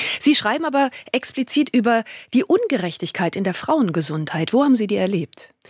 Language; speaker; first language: German; native; German